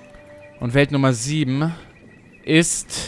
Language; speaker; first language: German; native; German